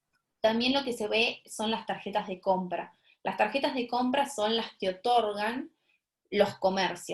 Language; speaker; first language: Spanish; native; Spanish